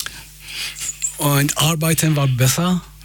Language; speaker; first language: German; non-native, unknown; Persian